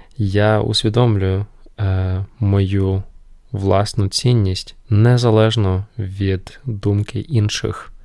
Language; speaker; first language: Ukrainian; non-native, local second language; Russian